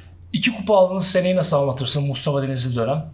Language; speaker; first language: Turkish; native; Turkish